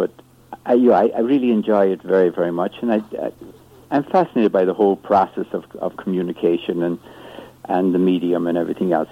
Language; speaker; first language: English; native; English